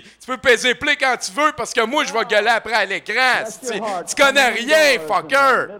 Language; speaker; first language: French; native; French